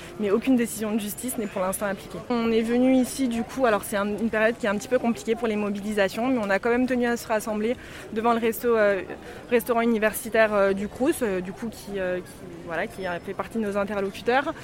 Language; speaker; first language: French; native; French